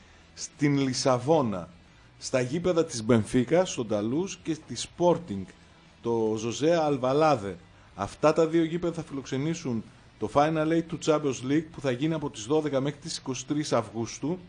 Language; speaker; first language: Greek; native; Greek